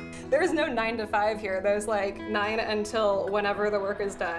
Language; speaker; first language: English; native; English